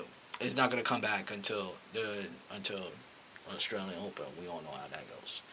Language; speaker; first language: English; native; English